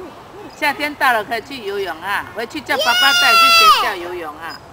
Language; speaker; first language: Chinese; native; Chinese